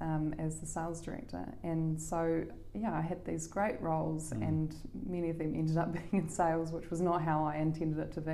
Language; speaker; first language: English; native; English